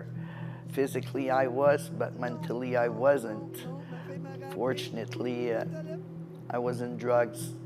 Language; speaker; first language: English; non-native, local second language; French